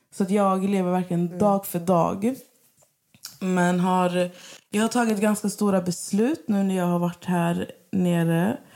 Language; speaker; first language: Swedish; native; Swedish